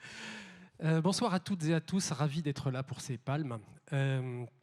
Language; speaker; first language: French; native; French